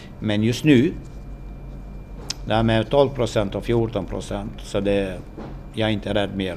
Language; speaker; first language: Swedish; non-native, fluent; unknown